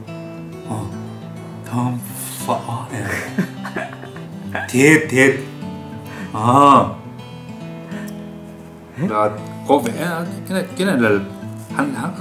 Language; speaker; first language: Vietnamese; non-native, learner; Japanese